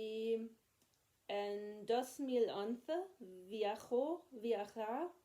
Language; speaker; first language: Spanish; non-native, learner; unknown